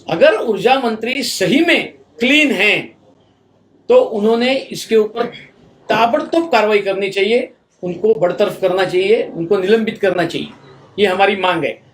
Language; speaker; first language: Hindi; non-native, local second language; Marathi